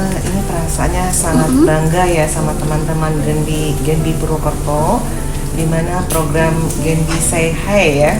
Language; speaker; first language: Indonesian; non-native, local second language; Minangkabau